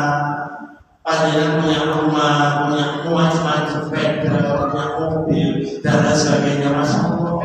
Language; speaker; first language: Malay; non-native, local second language; Javanese